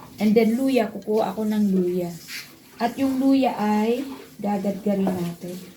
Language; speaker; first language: Filipino; non-native, local second language; Bikol